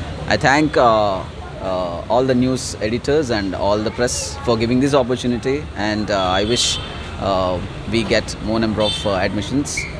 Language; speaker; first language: English; non-native, local second language; Telugu